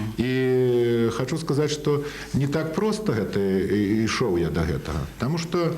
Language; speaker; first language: Belarusian; native; Belarusian